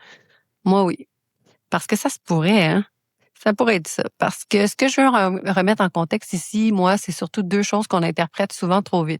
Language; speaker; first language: French; native; French